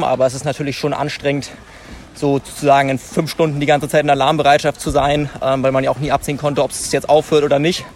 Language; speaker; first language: German; native; German